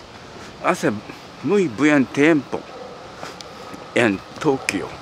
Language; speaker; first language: Spanish; non-native, learner; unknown